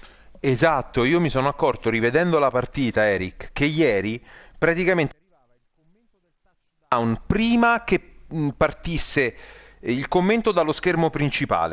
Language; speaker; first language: Italian; native; Italian